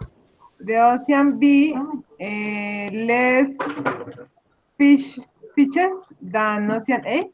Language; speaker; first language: English; non-native, learner; Spanish